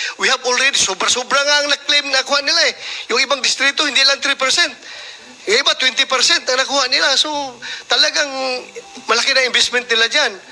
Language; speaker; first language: Filipino; native; Filipino